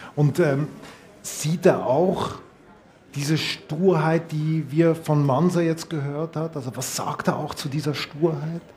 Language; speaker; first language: German; native; German